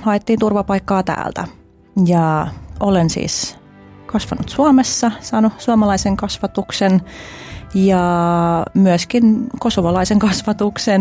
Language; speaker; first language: Finnish; early bilingual, other home language; Albanian